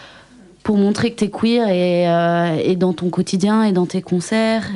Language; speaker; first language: French; native; French